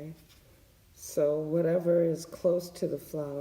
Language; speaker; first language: English; native; English